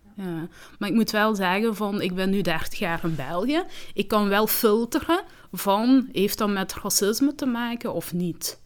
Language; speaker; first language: Dutch; early bilingual, other home language; Kinyarwanda